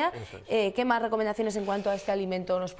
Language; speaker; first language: Spanish; native; Spanish